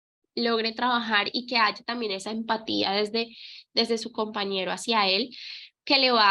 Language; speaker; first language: Spanish; native; Spanish